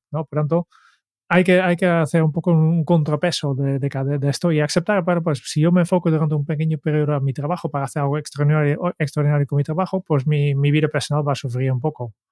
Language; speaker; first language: Spanish; non-native, fluent; Dutch